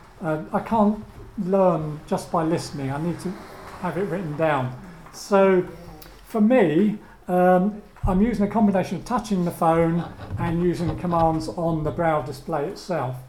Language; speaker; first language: English; native; English